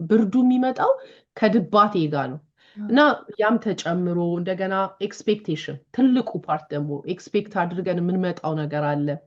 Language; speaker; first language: Amharic; native; Amharic